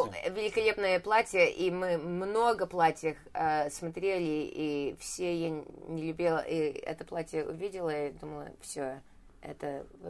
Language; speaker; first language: Russian; early bilingual, heritage; Russian